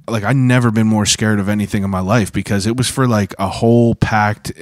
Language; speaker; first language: English; native; English